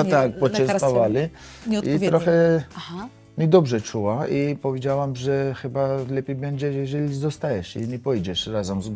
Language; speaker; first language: Polish; non-native, learner; Georgian